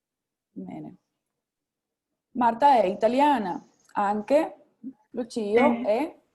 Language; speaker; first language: Italian; non-native, fluent; Spanish